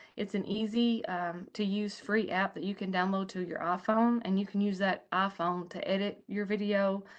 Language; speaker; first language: English; native; English